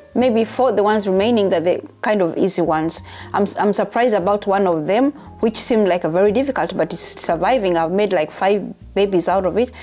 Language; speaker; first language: English; non-native, local second language; Ganda